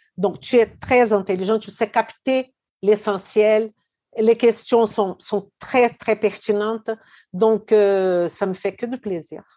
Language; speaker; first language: French; non-native, fluent; Portuguese